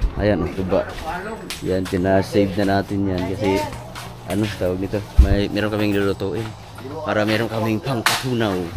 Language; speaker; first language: Filipino; non-native, local second language; Cebuano